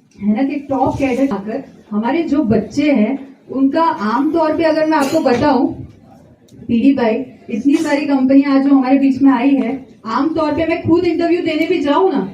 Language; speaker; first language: Hindi; non-native, local second language; Gujarati